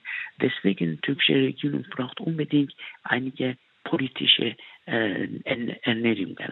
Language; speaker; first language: German; non-native, fluent; Turkish